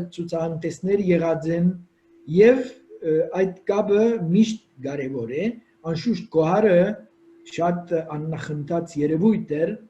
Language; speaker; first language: Armenian; early bilingual, heritage; Armenian